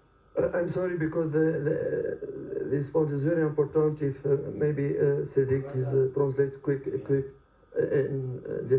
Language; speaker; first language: English; non-native, learner; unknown